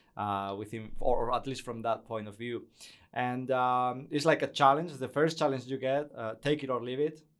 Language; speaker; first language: English; non-native, fluent; Spanish